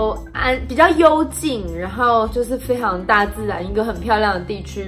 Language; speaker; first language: Chinese; native; Chinese